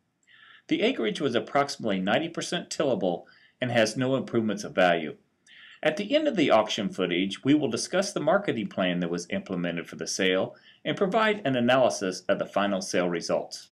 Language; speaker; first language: English; native; English